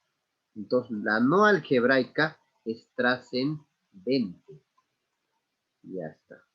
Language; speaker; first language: Spanish; native; Spanish